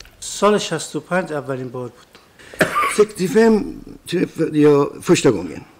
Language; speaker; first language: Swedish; non-native, fluent; Persian